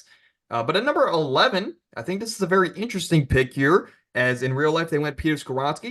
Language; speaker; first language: English; native; English